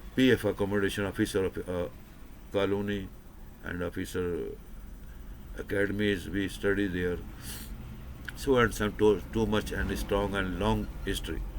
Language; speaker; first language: English; non-native, local second language; Urdu